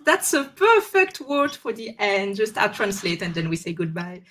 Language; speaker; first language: English; non-native, fluent; French